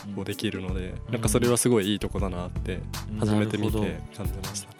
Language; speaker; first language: Japanese; native; Japanese